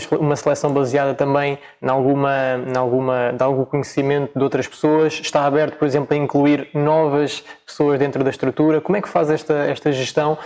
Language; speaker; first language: Portuguese; native; Portuguese